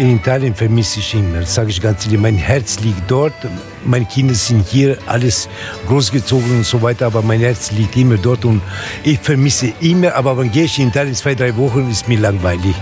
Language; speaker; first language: German; non-native, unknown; Italian